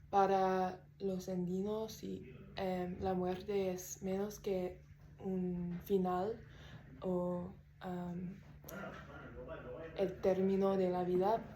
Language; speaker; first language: Spanish; non-native, learner; English